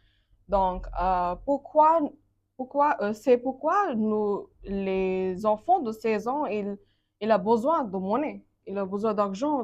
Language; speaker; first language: French; non-native, learner; Bangla